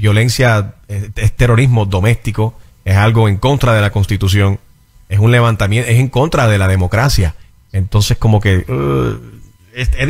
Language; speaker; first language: Spanish; native; Spanish